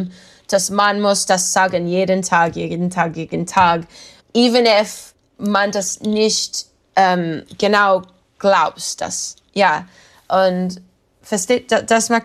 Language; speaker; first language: German; non-native, learner; English